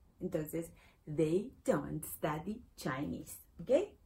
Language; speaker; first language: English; non-native, learner; Spanish